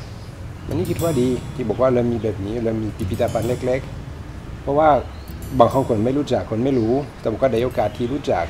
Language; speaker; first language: Thai; non-native, learner; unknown